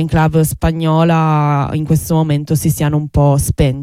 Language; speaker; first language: Italian; native; Italian